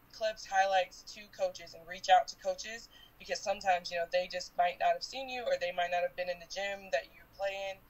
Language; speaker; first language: English; native; English